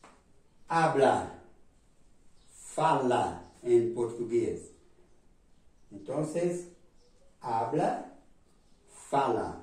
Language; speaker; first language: Spanish; non-native, fluent; Portuguese